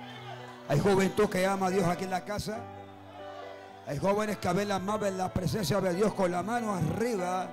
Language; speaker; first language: Spanish; native; Spanish